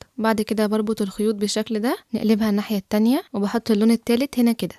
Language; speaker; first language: Arabic; native; Arabic